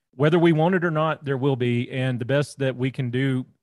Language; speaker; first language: English; native; English